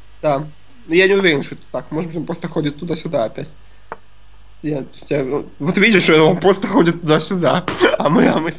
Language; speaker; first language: Russian; native; Russian